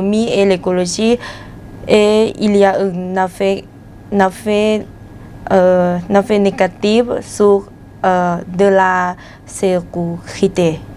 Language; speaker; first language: French; non-native, learner; Thai